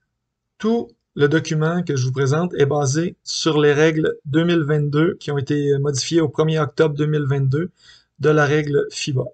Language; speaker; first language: French; native; French